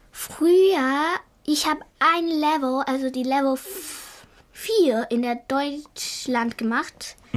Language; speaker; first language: German; early bilingual, other home language; Chinese